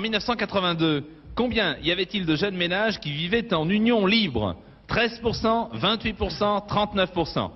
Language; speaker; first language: French; native; French